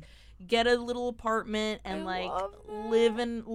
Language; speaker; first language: English; native; English